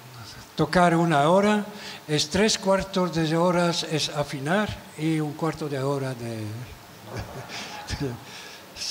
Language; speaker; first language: Spanish; non-native, learner; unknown